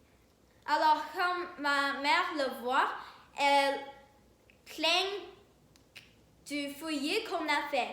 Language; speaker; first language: French; non-native, learner; Chinese